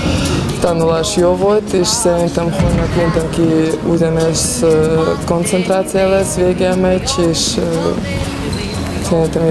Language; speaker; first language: Hungarian; non-native, learner; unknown